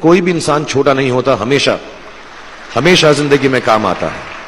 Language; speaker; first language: Hindi; native; Hindi